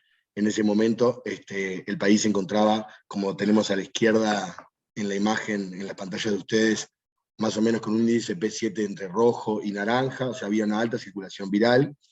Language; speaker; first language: Spanish; native; Spanish